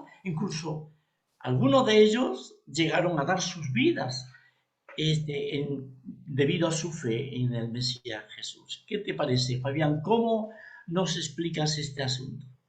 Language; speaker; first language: Spanish; native; Spanish